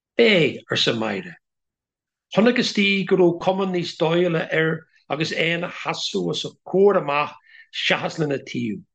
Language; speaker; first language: Irish; non-native, local second language; English